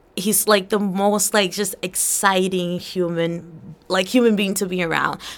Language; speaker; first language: English; early bilingual, other home language; Portuguese